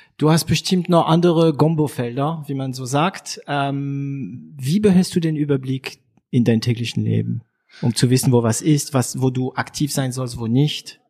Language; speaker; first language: German; non-native, fluent; French